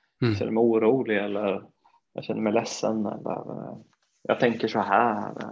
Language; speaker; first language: Swedish; native; Swedish